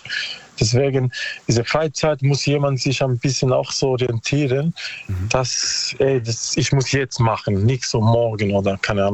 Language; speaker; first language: German; non-native, learner; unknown